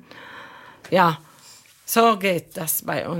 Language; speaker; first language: German; non-native, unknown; Arabic